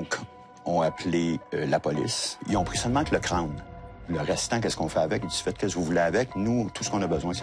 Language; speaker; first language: French; native; French